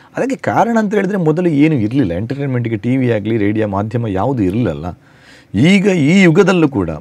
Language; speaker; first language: Kannada; native; Kannada